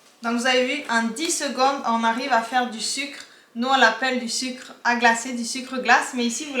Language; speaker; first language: French; native; French